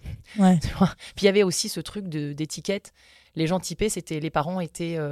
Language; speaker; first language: French; native; French